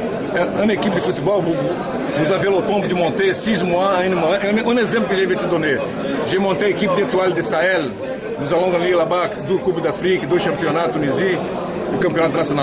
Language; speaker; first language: French; non-native, learner; Portuguese